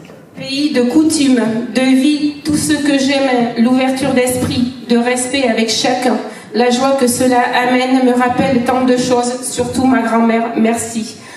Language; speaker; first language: French; native; French